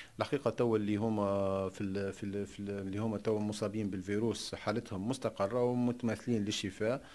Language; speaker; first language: Arabic; native; Arabic